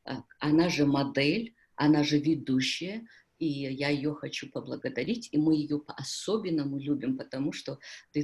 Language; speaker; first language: Russian; native; Russian